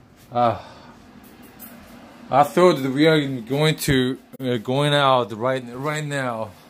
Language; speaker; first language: English; non-native, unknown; Korean